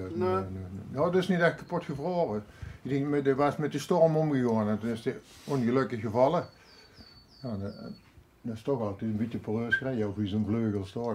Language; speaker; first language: Dutch; native; Dutch